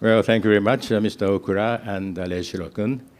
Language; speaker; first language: English; non-native, fluent; Japanese